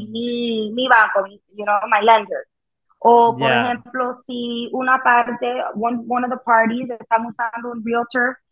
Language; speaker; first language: Spanish; early bilingual, heritage; Spanish